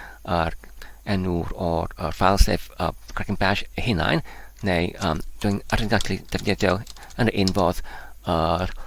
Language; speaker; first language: Welsh; non-native, learner; Polish